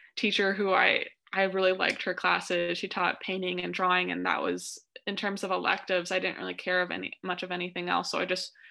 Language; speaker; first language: English; native; English